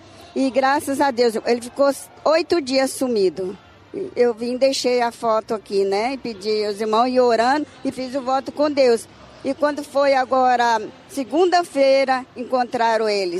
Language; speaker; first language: Portuguese; native; Portuguese